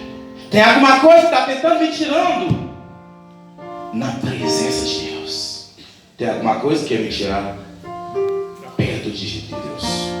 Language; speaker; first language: Portuguese; non-native, learner; Haitian Creole